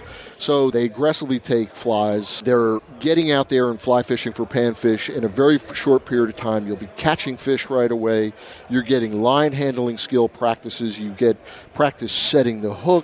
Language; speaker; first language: English; native; English